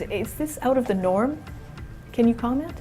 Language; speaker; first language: English; native; English